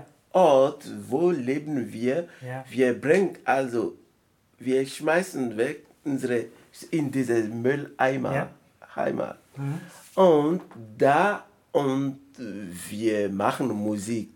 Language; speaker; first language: German; non-native, learner; French